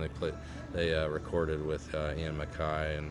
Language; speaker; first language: English; native; English